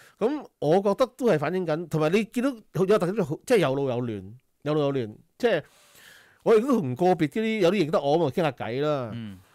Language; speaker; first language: Cantonese; native; Cantonese